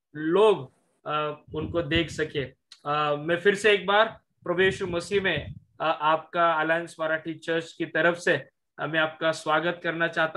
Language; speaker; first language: Hindi; non-native, local second language; Marathi